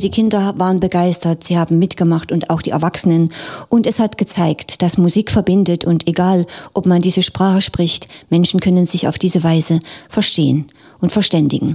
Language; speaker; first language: German; native; German